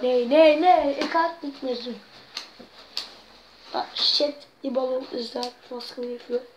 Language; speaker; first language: Dutch; non-native, local second language; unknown